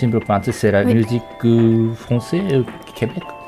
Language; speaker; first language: French; non-native, learner; Japanese